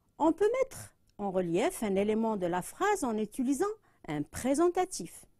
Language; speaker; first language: French; non-native, local second language; Arabic